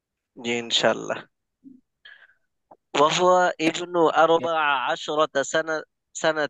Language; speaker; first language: Arabic; non-native, learner; Bangla